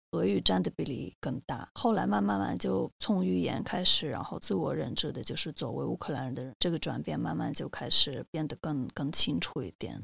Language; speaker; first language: Chinese; non-native, fluent; Russian